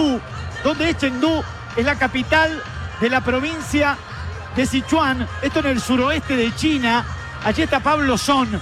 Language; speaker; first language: Spanish; native; Spanish